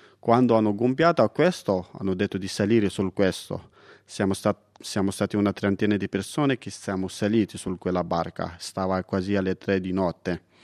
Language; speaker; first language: Italian; non-native, fluent; Pashto